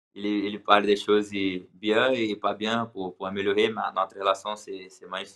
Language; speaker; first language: French; non-native, learner; Portuguese